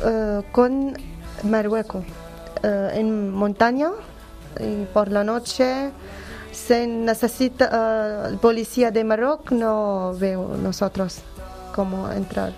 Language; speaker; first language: Spanish; non-native, learner; Arabic